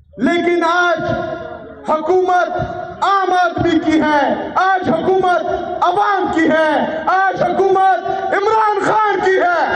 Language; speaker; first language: Urdu; non-native, local second language; Pashto